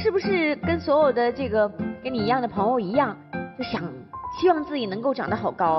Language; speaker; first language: Chinese; native; Chinese